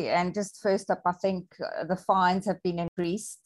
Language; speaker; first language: English; native; English